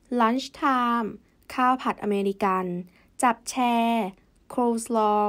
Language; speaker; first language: Thai; native; Thai